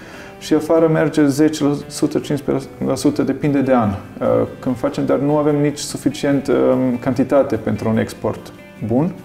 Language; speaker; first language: Romanian; non-native, learner; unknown